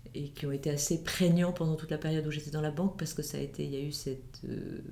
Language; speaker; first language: French; native; French